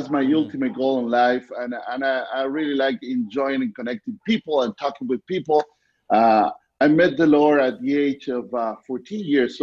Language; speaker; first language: English; non-native, fluent; Spanish